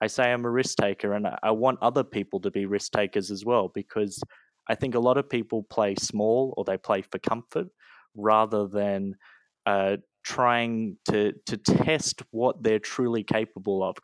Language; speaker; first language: English; native; English